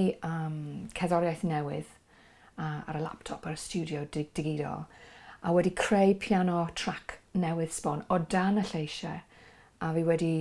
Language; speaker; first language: Welsh; non-native, local second language; English